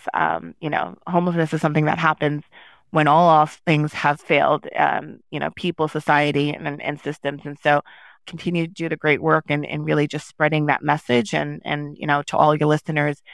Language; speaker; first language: English; early bilingual, other home language; Haitian Creole